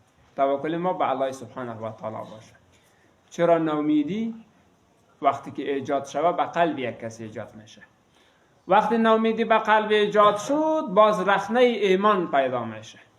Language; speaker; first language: Persian; native; Persian